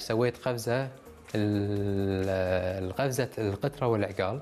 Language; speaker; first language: Arabic; native; Arabic